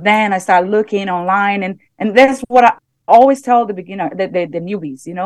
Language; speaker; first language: English; non-native, fluent; Portuguese